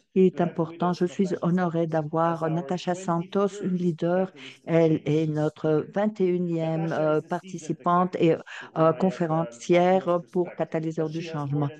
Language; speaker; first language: French; non-native, fluent; Portuguese